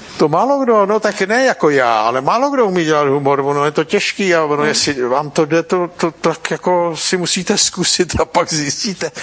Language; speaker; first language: Czech; native; Czech